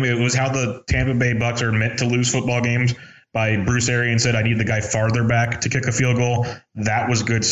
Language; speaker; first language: English; native; English